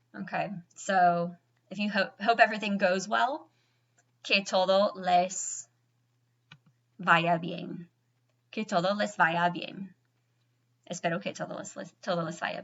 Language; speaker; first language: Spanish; non-native, fluent; English